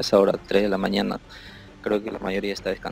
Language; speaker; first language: Spanish; native; Spanish